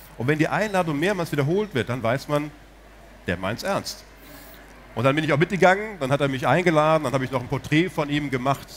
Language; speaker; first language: German; native; German